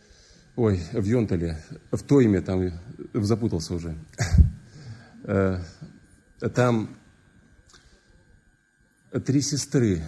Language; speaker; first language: Russian; native; Russian